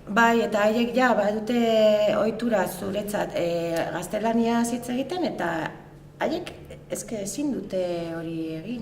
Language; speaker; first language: Basque; non-native, learner; French